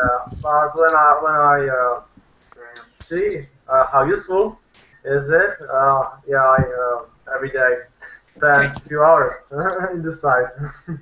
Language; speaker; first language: English; non-native, learner; Polish